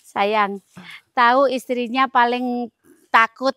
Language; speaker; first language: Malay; non-native, local second language; Javanese